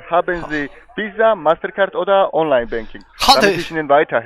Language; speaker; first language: German; non-native, fluent; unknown